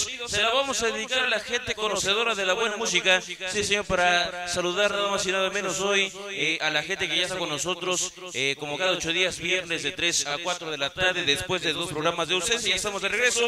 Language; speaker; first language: Spanish; native; Spanish